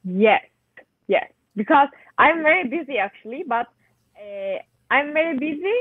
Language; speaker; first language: English; non-native, learner; Turkish